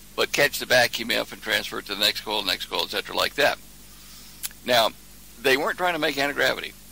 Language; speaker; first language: English; native; English